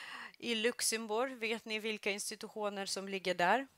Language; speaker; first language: Swedish; non-native, fluent; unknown